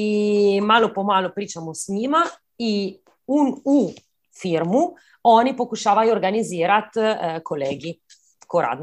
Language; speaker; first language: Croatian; early bilingual, heritage; Croatian